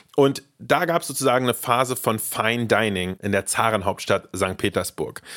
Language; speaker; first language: German; early bilingual, other home language; Russian